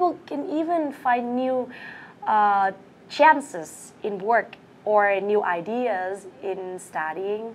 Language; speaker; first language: English; non-native, fluent; Vietnamese